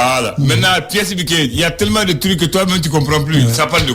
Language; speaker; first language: French; non-native, local second language; Bambara